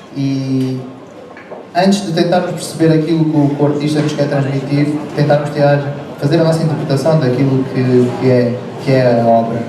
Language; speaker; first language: Portuguese; native; Portuguese